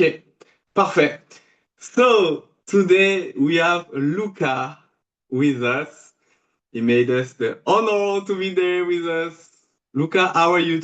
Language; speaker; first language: English; non-native, fluent; French